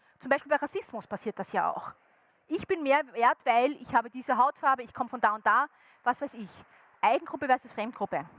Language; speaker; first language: German; native; German